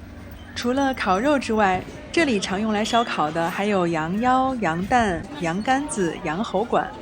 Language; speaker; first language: Chinese; native; Chinese